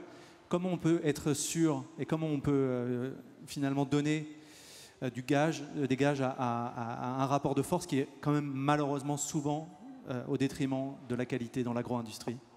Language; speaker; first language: French; native; French